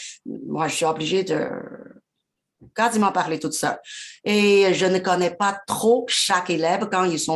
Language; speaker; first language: French; non-native, fluent; Chinese